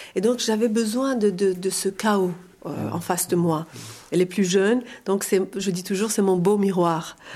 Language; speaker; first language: French; non-native, fluent; Persian